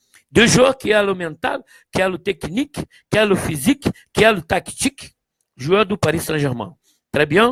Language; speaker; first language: French; non-native, fluent; Portuguese